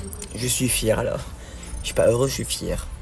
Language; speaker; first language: French; native; French